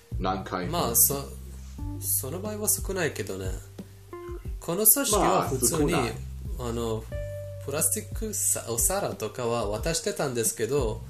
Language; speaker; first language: Japanese; non-native, fluent; Persian